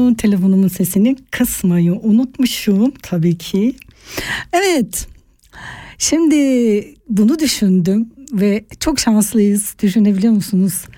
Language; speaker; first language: Turkish; native; Turkish